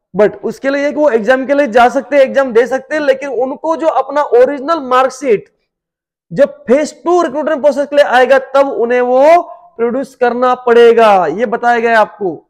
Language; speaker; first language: Hindi; non-native, local second language; Marathi